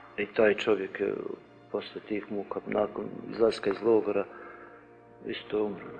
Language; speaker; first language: Bosnian; native; Bosnian